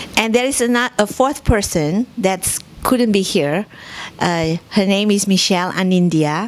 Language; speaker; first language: English; non-native, fluent; Indonesian